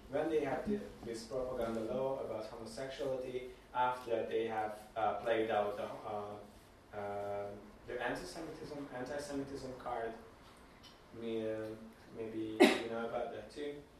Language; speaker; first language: English; non-native, fluent; Hungarian